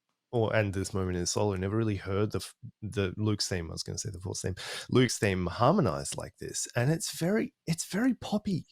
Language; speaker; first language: English; native; English